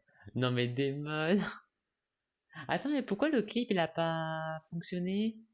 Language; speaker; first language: French; native; French